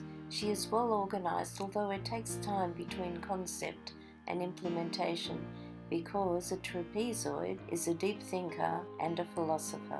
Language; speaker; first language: English; native; English